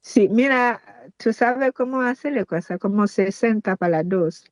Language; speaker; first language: Spanish; non-native, learner; Haitian Creole